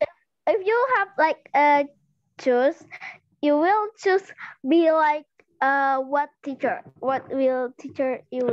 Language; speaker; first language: English; non-native, learner; Indonesian